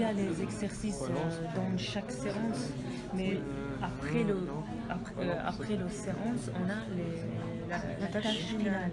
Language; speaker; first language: French; non-native, learner; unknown